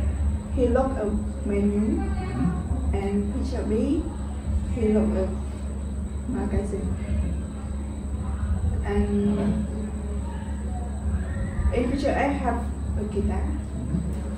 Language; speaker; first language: English; non-native, learner; Khmer